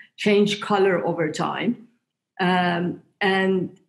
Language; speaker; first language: English; non-native, fluent; Persian